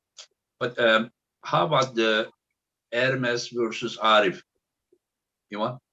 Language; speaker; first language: English; non-native, fluent; Turkish